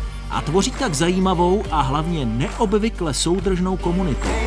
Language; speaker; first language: Czech; native; Czech